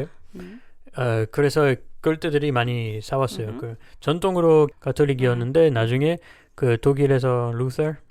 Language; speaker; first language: Korean; non-native, learner; French